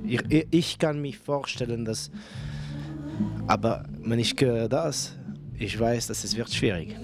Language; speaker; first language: German; non-native, fluent; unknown